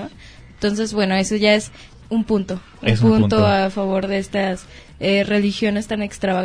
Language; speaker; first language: Spanish; native; Spanish